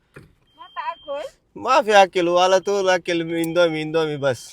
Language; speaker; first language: Arabic; non-native, learner; Telugu